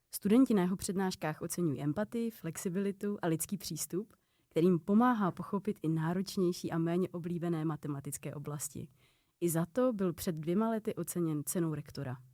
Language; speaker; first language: Czech; native; Czech